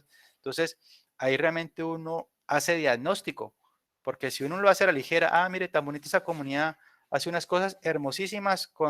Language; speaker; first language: Spanish; native; Spanish